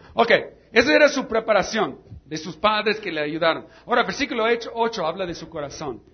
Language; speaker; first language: Spanish; non-native, fluent; English